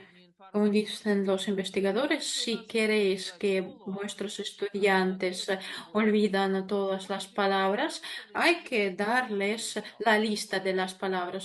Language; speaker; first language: Spanish; non-native, fluent; Russian